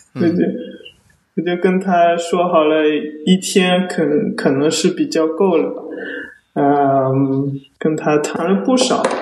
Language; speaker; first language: Chinese; early bilingual, heritage; Chinese